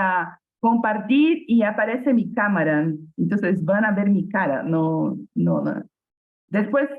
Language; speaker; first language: Spanish; non-native, fluent; Portuguese